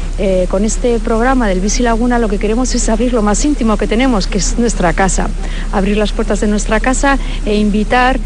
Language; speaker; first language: Spanish; native; Spanish